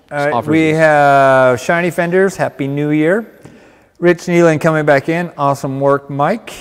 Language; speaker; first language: English; native; English